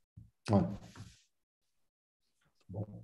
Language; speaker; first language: French; non-native, fluent; Italian